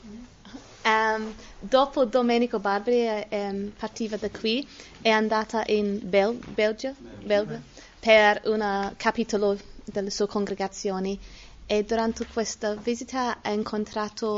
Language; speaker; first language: Italian; non-native, learner; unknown